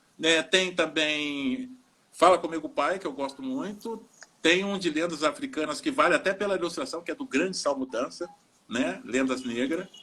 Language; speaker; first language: Portuguese; native; Portuguese